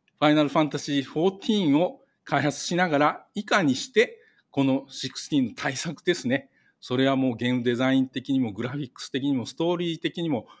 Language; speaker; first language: Japanese; native; Japanese